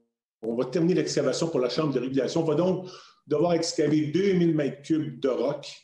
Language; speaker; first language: French; native; French